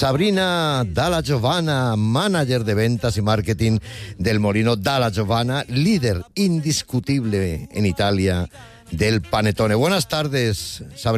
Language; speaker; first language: Spanish; native; Spanish